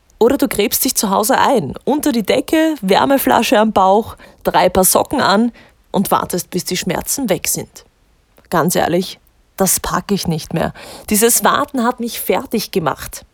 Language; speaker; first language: German; native; German